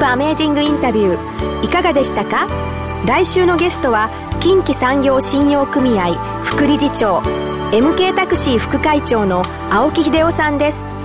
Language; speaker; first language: Japanese; native; Japanese